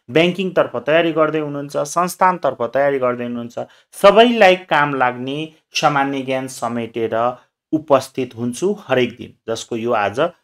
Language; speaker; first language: Nepali; non-native, local second language; Maithili